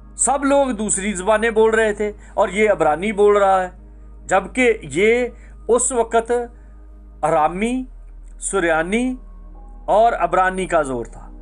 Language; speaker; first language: Urdu; native; Urdu